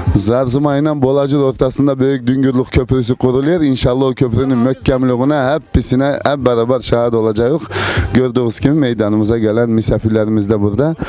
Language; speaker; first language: Turkish; early bilingual, heritage; Turkish